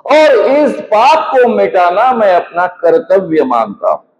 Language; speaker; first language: Hindi; non-native, local second language; Marathi